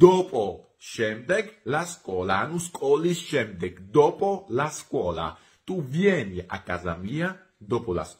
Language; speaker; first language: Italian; non-native, fluent; Georgian